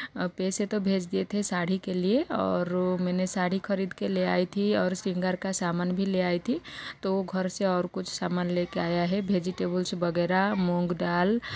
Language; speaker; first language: Hindi; native; Hindi